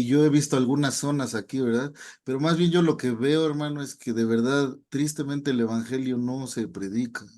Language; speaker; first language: Spanish; native; Spanish